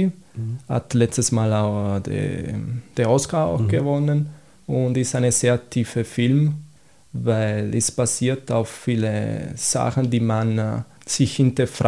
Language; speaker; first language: German; non-native, fluent; Italian